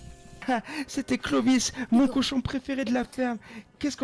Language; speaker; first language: French; native; French